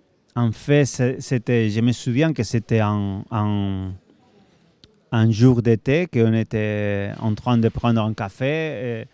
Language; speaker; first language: French; non-native, fluent; Spanish